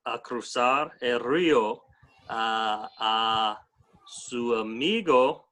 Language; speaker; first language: Spanish; non-native, learner; English